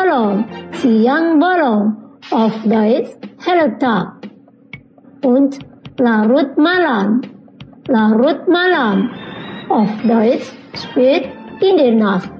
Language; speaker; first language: German; non-native, learner; Indonesian